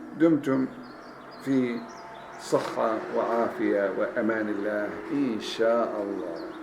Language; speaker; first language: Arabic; non-native, fluent; Turkish